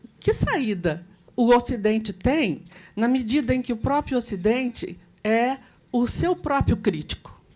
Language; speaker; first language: Portuguese; native; Portuguese